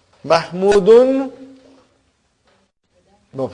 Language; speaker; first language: Arabic; non-native, fluent; Urdu